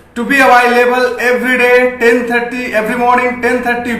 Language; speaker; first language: English; non-native, local second language; Hindi